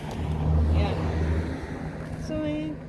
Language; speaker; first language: English; non-native, local second language; Filipino